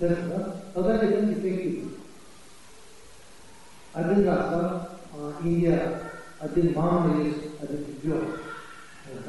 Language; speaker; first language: Russian; non-native, learner; Tibetan